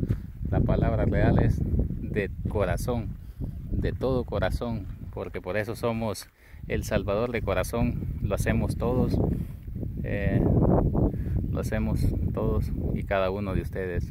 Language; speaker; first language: Spanish; native; Spanish